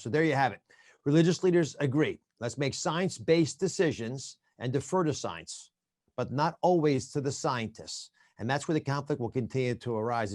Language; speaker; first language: English; native; English